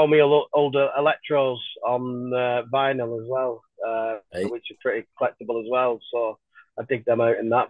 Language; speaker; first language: English; native; English